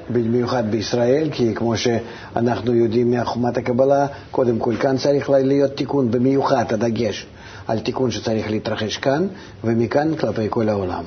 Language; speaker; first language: Hebrew; non-native, fluent; Russian